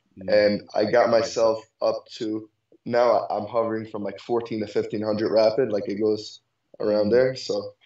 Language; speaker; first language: English; native; English